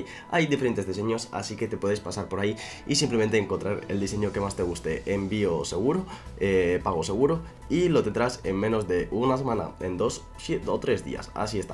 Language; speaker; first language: Spanish; native; Spanish